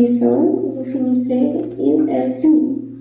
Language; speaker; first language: French; non-native, learner; Portuguese